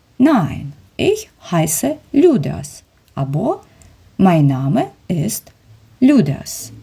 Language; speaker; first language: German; non-native, fluent; Ukrainian